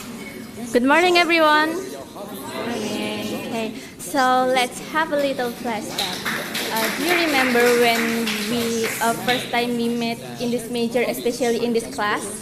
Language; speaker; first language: English; non-native, learner; Indonesian